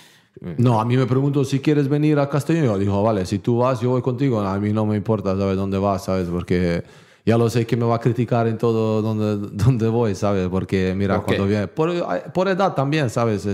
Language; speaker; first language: Spanish; non-native, learner; Bosnian